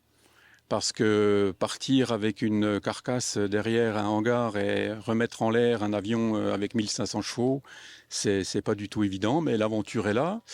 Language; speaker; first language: French; native; French